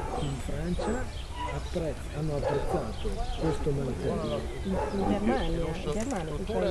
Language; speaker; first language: Italian; non-native, learner; Hungarian